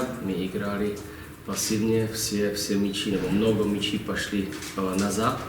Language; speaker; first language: Russian; non-native, learner; Czech